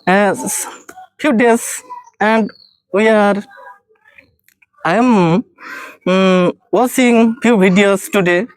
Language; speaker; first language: English; non-native, learner; Bangla